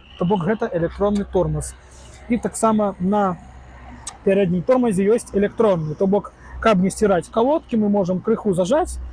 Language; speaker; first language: Belarusian; non-native, local second language; Russian